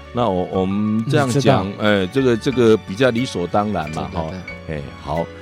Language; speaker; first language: Chinese; non-native, fluent; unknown